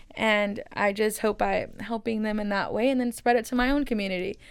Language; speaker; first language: English; early bilingual, other home language; Spanish